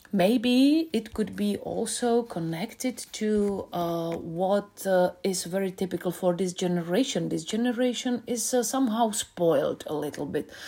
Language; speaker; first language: English; non-native, fluent; Czech